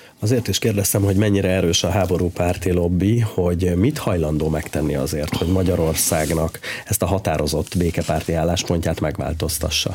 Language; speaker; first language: Hungarian; native; Hungarian